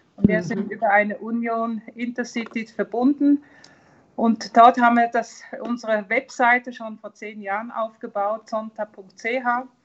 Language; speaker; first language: German; early bilingual, heritage; German